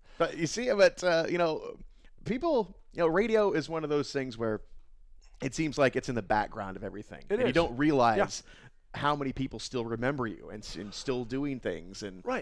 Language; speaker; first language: English; native; English